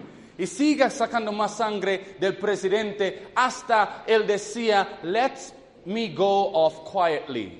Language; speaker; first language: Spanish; non-native, fluent; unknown